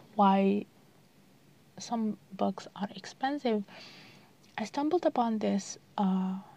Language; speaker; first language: English; non-native, fluent; Arabic